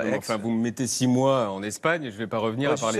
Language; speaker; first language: French; native; French